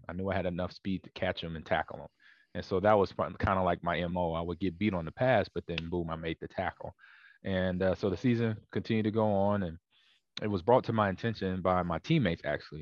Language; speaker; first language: English; native; English